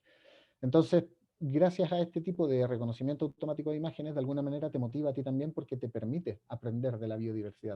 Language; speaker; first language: Spanish; native; Spanish